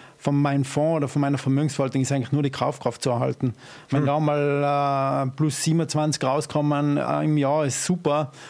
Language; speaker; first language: German; native; German